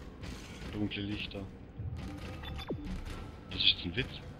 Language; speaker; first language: German; native; German